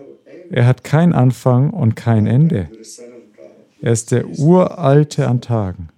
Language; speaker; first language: German; non-native, fluent; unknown